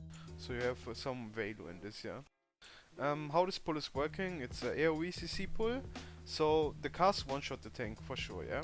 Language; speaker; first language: English; non-native, fluent; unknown